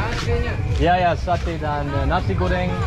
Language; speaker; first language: Indonesian; non-native, learner; German